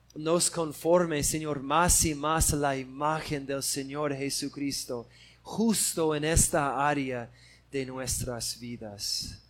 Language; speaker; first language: Spanish; non-native, fluent; English